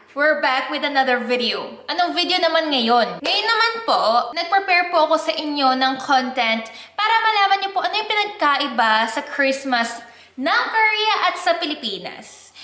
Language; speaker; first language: Filipino; non-native, fluent; Korean